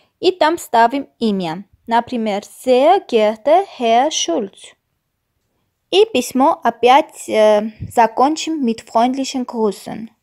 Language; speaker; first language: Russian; non-native, fluent; Armenian